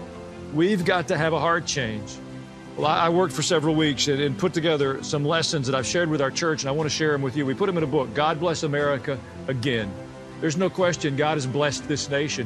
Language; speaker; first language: English; native; English